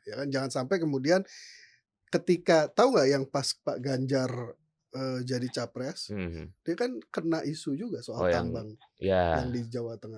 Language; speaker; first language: Indonesian; native; Indonesian